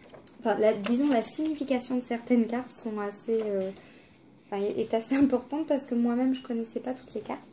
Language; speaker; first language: French; native; French